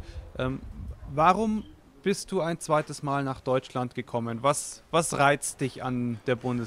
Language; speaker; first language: German; native; German